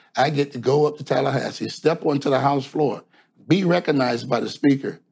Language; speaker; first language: English; native; English